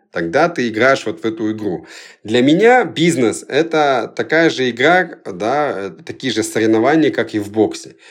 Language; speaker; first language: Russian; early bilingual, other home language; Georgian